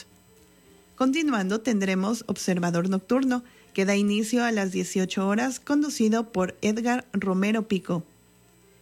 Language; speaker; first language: Spanish; native; Spanish